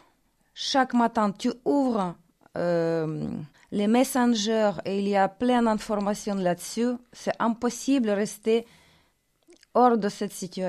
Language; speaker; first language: French; non-native, fluent; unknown